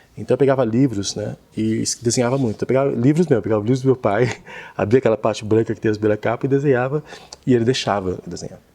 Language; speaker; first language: Portuguese; native; Portuguese